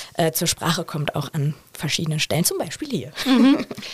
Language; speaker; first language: German; native; German